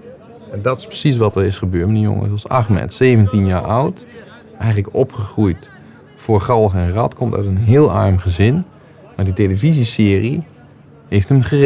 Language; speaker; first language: Dutch; native; Dutch